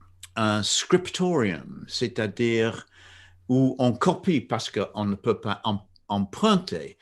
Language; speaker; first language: French; non-native, fluent; English